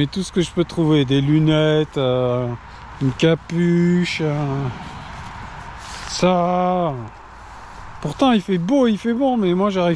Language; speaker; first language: French; native; French